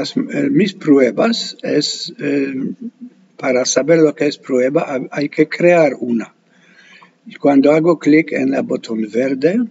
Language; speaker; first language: Spanish; non-native, fluent; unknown